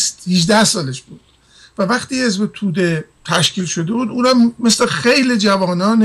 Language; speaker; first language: Persian; native; Persian